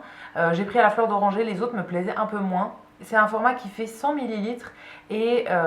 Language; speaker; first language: French; native; French